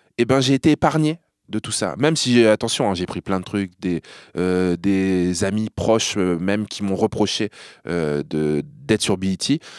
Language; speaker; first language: French; native; French